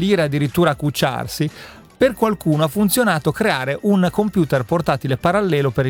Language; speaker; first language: Italian; native; Italian